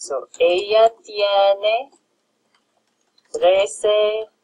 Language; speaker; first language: Spanish; non-native, fluent; English